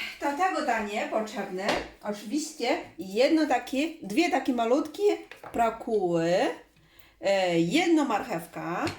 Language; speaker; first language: Polish; non-native, learner; Chinese